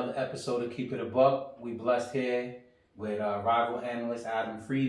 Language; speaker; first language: English; native; English